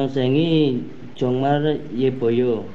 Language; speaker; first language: Korean; non-native, learner; Indonesian